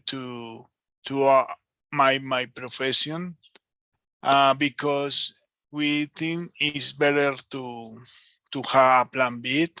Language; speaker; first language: English; non-native, learner; Spanish